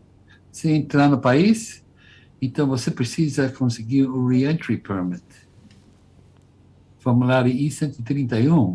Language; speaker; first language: Portuguese; non-native, fluent; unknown